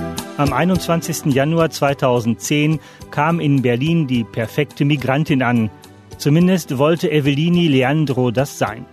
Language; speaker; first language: German; native; German